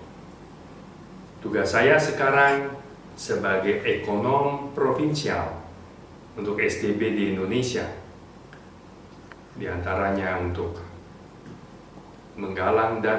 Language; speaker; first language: Indonesian; native; Indonesian